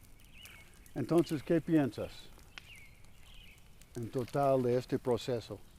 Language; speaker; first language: Spanish; non-native, learner; English